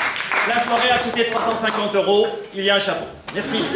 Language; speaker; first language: French; native; French